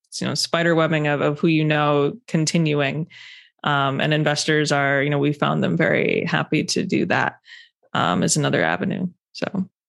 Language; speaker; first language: English; native; English